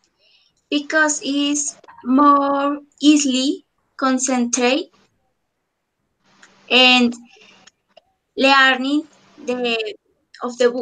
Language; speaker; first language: English; non-native, learner; Spanish